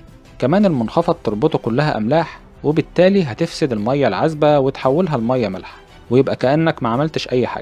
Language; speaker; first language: Arabic; native; Arabic